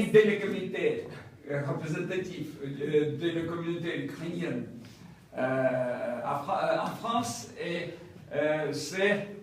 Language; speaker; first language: French; non-native, fluent; Ukrainian